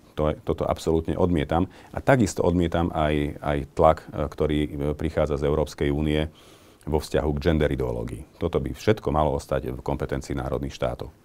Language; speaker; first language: Slovak; non-native, local second language; Hungarian